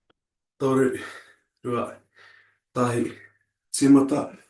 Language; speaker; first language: Māori; non-native, local second language; English